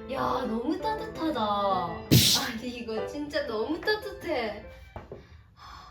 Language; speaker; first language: Korean; non-native, fluent; Japanese